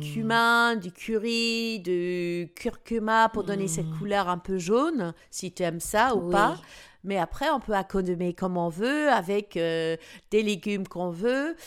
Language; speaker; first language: French; non-native, fluent; English